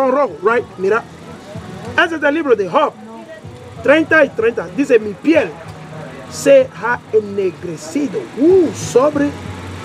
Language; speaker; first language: Spanish; non-native, learner; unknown